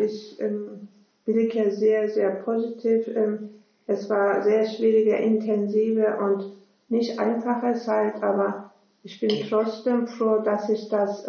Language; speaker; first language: German; non-native, fluent; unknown